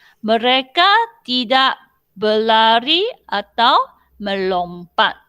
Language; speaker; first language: Malay; non-native, local second language; Chinese